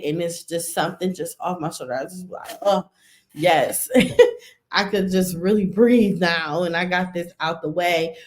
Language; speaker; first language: English; native; English